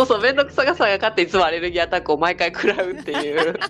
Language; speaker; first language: Japanese; native; Japanese